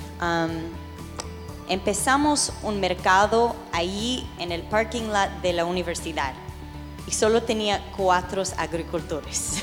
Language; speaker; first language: Spanish; early bilingual, heritage; English